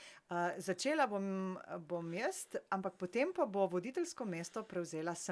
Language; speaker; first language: Slovenian; native; Slovenian